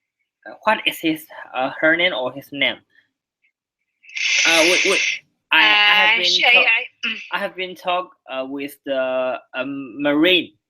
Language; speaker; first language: English; non-native, learner; Chinese